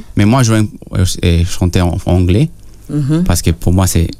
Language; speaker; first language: French; non-native, fluent; Spanish